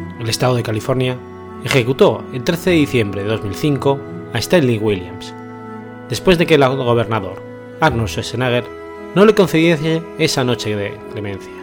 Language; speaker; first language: Spanish; native; Spanish